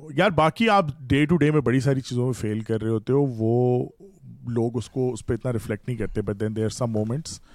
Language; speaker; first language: Urdu; native; Urdu